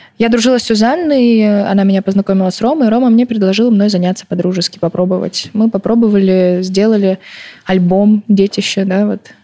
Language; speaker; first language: Russian; early bilingual, other home language; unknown